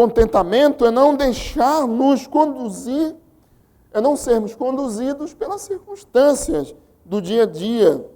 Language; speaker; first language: Portuguese; native; Portuguese